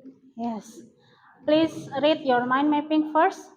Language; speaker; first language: English; non-native, learner; Indonesian